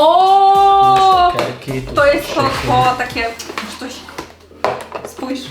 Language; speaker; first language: Polish; native; Polish